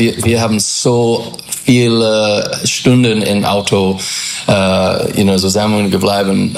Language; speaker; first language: German; non-native, learner; English